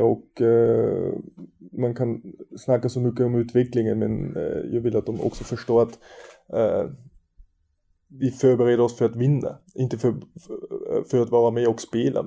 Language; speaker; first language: Swedish; non-native, fluent; German